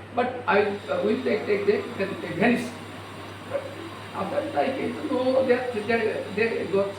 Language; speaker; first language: English; non-native, local second language; Assamese